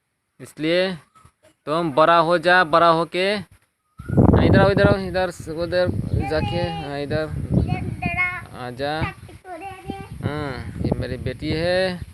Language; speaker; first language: Hindi; non-native, local second language; Kok Borok